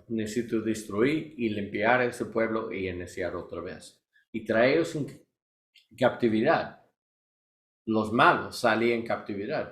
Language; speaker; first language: Spanish; non-native, learner; English